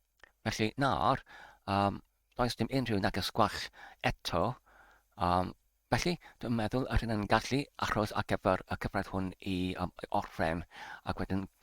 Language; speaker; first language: Welsh; non-native, learner; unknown